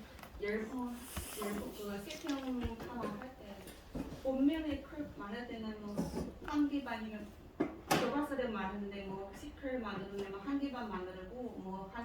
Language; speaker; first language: Korean; non-native, learner; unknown